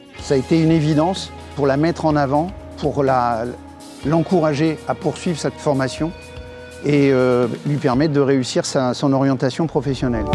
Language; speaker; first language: French; native; French